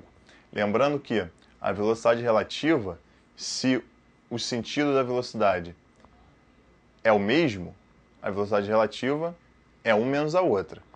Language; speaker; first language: Portuguese; native; Portuguese